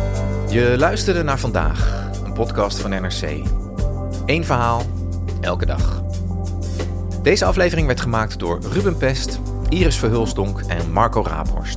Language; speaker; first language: Dutch; native; Dutch